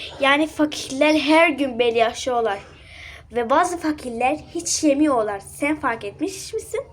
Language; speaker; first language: Turkish; early bilingual, other home language; Arabic